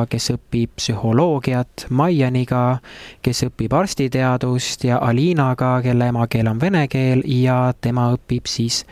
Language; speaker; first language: Estonian; native; Estonian